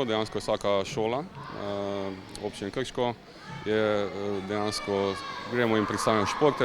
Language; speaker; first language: Slovenian; native; Slovenian